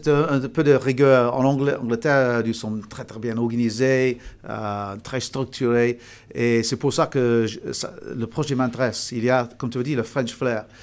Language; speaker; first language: French; non-native, fluent; English